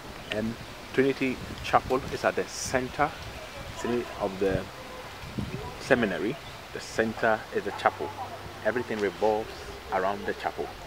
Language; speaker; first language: English; non-native, local second language; Akan